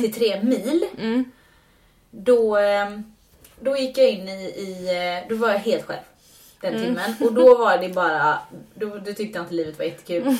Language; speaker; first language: Swedish; native; Swedish